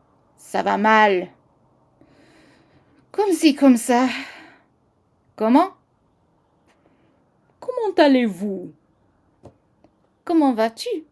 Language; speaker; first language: French; non-native, fluent; English